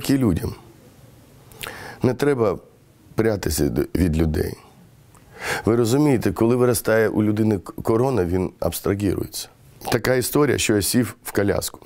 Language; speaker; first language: Ukrainian; non-native, local second language; Romany